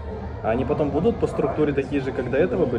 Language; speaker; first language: Russian; native; Russian